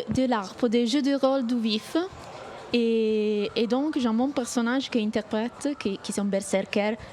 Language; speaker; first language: French; non-native, fluent; Italian